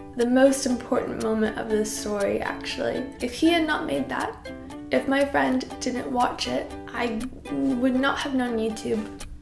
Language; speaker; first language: English; native; English